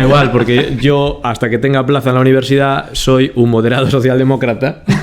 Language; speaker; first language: Spanish; native; Spanish